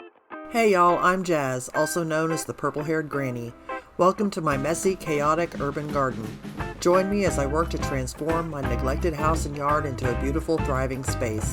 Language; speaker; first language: English; native; English